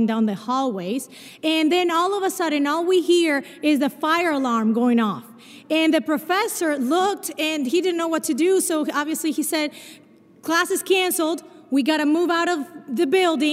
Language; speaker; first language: English; non-native, fluent; Spanish